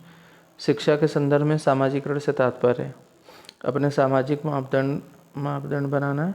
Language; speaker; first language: Hindi; native; Hindi